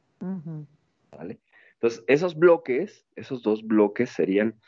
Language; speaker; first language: Spanish; native; Spanish